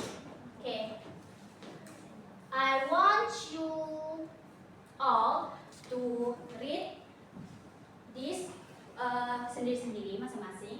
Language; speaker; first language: English; non-native, learner; Indonesian